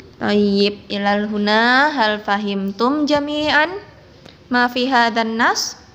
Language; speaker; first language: Arabic; non-native, fluent; Indonesian